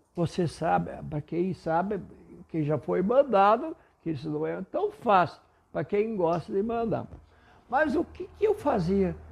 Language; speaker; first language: Portuguese; non-native, local second language; German